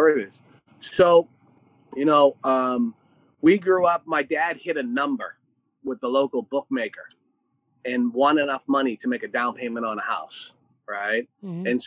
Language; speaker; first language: English; native; English